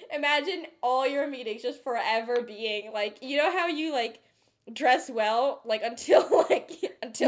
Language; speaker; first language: English; early bilingual, other home language; Telugu